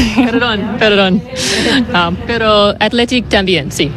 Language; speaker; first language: Spanish; non-native, learner; English